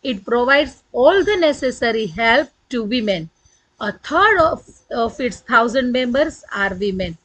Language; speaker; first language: English; non-native, local second language; Gujarati